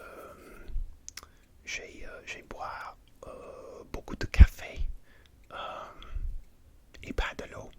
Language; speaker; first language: French; non-native, learner; English